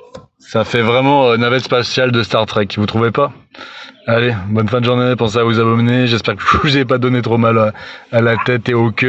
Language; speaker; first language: French; native; French